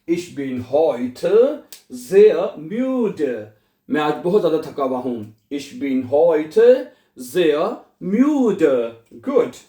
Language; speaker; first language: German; non-native, fluent; Urdu